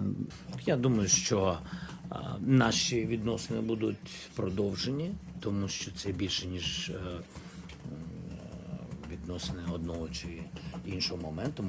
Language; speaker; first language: Ukrainian; non-native, local second language; Russian